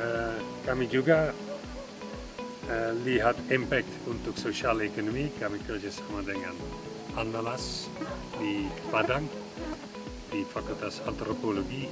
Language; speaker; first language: Indonesian; non-native, fluent; Dutch